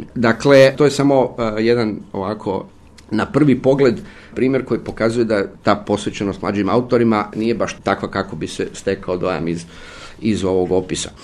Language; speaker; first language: Croatian; native; Croatian